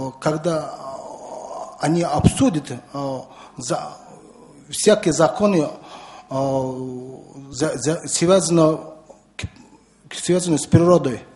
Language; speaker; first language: Russian; non-native, learner; Mongolian